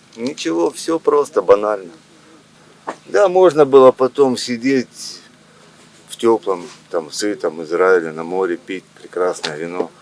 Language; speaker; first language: Russian; native; Russian